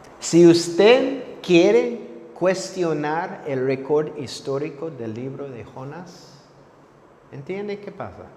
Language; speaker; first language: Spanish; non-native, fluent; English